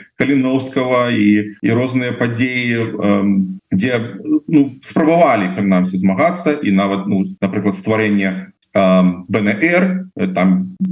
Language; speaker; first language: Belarusian; non-native, local second language; Russian